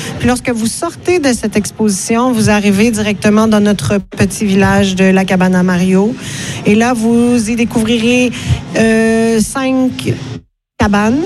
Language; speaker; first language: French; native; French